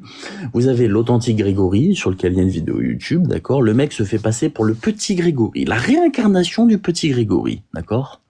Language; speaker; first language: French; native; French